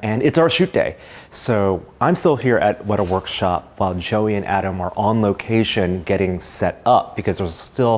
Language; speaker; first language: English; native; English